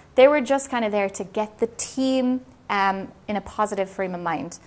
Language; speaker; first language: English; native; English